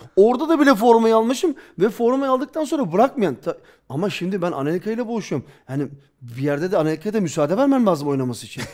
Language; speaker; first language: Turkish; early bilingual, heritage; Turkish